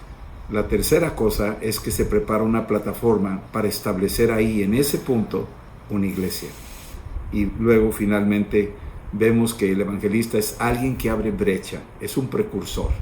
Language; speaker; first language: Spanish; native; Spanish